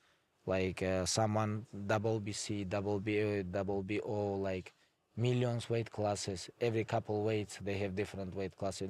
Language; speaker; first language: English; non-native, fluent; Avaric